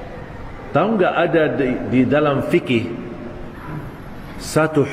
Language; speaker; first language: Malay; non-native, fluent; Arabic